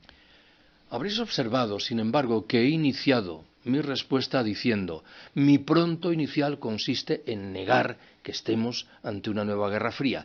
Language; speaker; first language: Spanish; native; Spanish